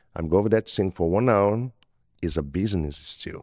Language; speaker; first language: English; non-native, learner; Portuguese